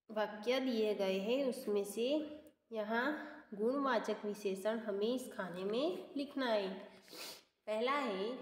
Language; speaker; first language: Hindi; non-native, local second language; Gujarati